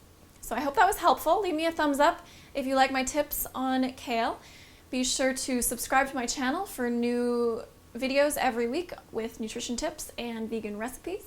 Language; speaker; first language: English; native; English